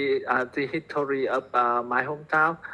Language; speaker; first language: English; non-native, learner; Vietnamese